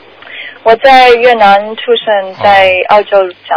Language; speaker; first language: Chinese; early bilingual, heritage; Chinese